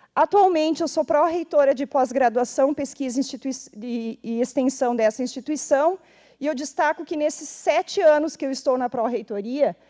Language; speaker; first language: Portuguese; native; Portuguese